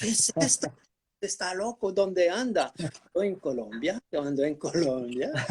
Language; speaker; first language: Spanish; early bilingual, heritage; Spanish